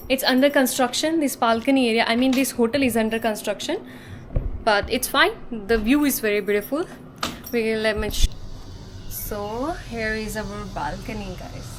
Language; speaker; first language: English; non-native, local second language; Hindi